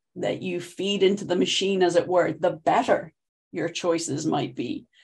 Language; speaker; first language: English; native; English